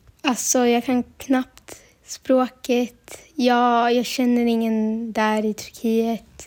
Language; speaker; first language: Swedish; early bilingual, other home language; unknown